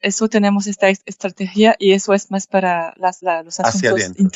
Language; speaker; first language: Spanish; non-native, fluent; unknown